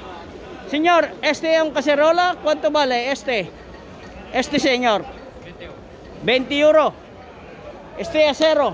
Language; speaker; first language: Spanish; non-native, learner; Filipino